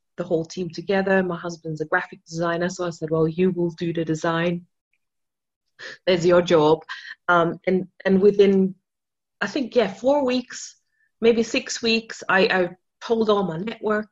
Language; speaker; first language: English; non-native, fluent; German